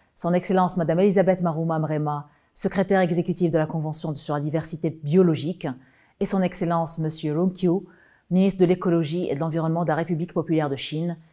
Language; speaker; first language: French; non-native, local second language; Arabic